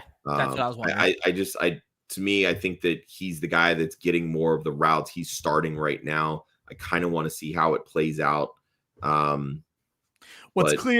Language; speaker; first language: English; native; English